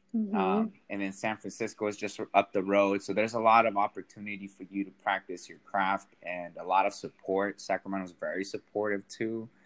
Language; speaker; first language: English; early bilingual, other home language; Spanish